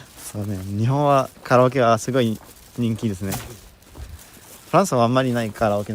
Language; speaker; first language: Japanese; non-native, learner; French